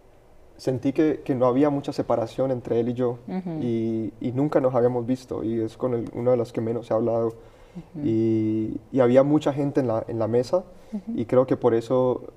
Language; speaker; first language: Spanish; early bilingual, heritage; Spanish